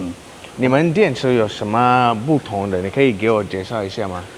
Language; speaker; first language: Chinese; non-native, learner; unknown